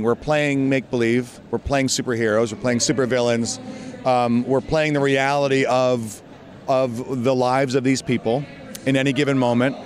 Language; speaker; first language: English; native; English